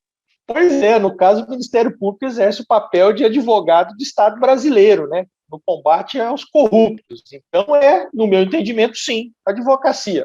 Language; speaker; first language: Portuguese; native; Portuguese